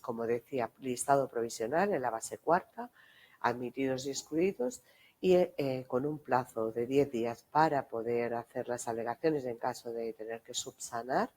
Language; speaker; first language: Spanish; native; Spanish